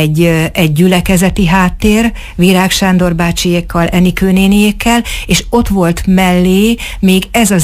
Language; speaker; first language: Hungarian; native; Hungarian